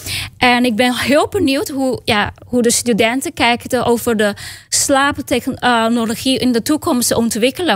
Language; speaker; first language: Dutch; non-native, learner; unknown